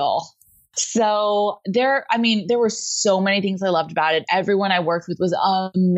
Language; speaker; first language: English; native; English